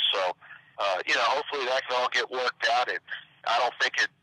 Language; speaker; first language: English; native; English